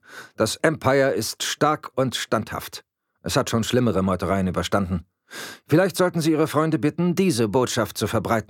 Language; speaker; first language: German; native; German